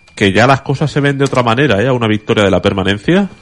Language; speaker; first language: Spanish; non-native, local second language; Catalan